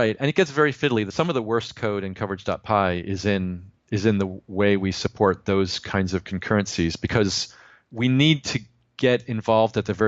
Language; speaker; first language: English; native; English